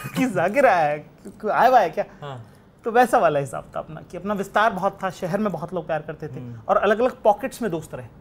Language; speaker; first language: Hindi; native; Hindi